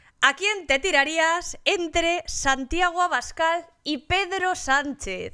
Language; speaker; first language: Spanish; native; Spanish